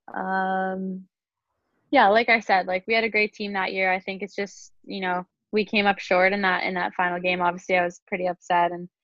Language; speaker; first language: English; native; English